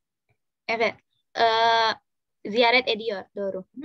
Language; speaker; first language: Turkish; non-native, fluent; Indonesian